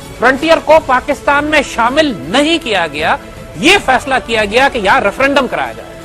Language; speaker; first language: Urdu; native; Urdu